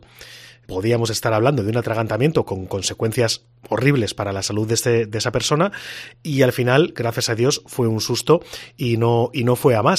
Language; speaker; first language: Spanish; native; Spanish